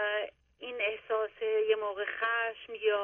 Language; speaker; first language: Persian; native; Persian